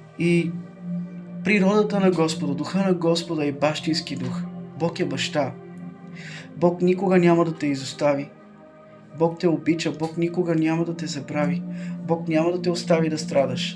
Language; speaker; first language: Bulgarian; native; Bulgarian